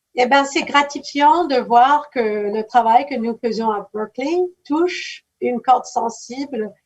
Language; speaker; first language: French; early bilingual, other home language; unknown